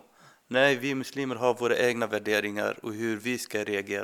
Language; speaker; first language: Swedish; non-native, fluent; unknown